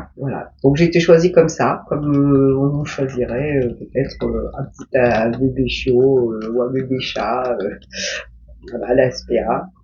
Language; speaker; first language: French; early bilingual, other home language; Korean